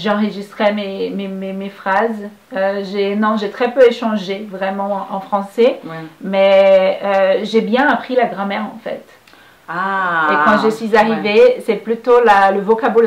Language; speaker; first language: French; non-native, fluent; Portuguese